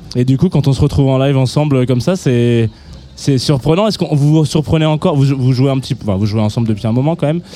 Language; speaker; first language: French; native; French